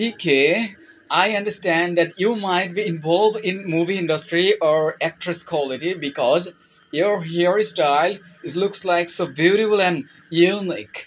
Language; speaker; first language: English; non-native, learner; Bangla